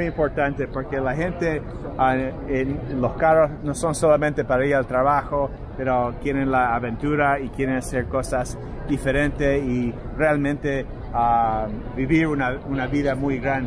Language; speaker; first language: Spanish; non-native, fluent; English